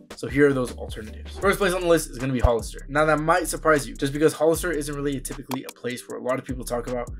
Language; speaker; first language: English; native; English